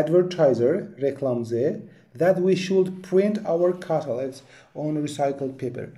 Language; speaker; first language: English; non-native, fluent; Azerbaijani